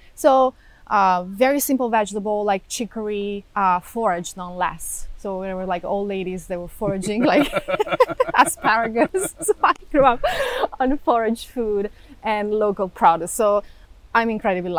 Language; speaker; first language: English; non-native, fluent; Italian